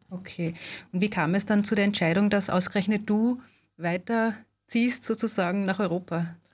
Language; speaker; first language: German; native; German